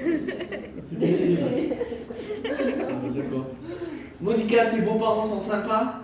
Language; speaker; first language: French; non-native, fluent; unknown